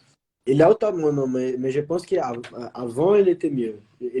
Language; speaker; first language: French; non-native, learner; Portuguese